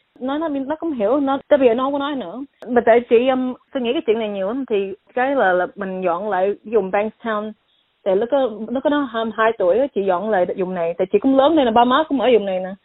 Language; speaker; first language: Vietnamese; early bilingual, heritage; Vietnamese